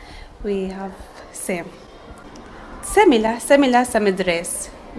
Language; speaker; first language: English; non-native, learner; Arabic